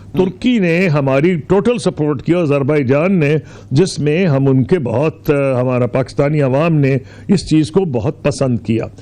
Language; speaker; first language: Urdu; non-native, local second language; Punjabi